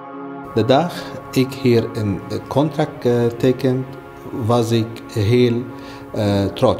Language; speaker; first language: Dutch; non-native, learner; Arabic